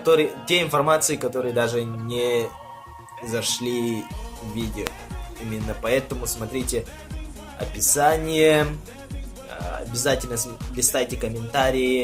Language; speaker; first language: Russian; non-native, local second language; Yakut